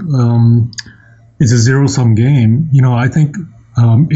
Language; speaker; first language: English; non-native, local second language; Cantonese